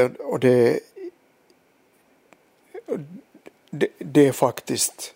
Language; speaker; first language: Swedish; non-native, local second language; Finnish